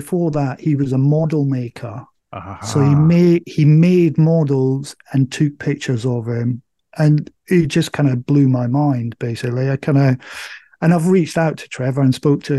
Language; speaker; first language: English; native; English